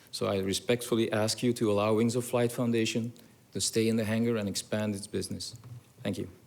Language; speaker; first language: English; non-native, fluent; Dutch